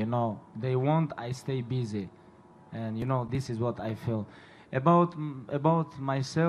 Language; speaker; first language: English; non-native, fluent; Russian